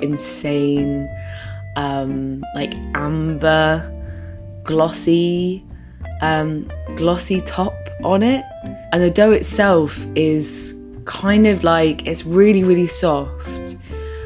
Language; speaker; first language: English; native; English